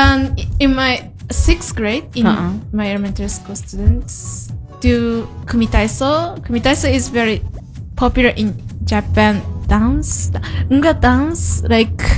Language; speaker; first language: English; non-native, learner; Japanese